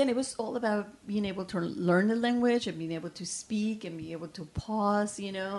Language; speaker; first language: English; non-native, fluent; Spanish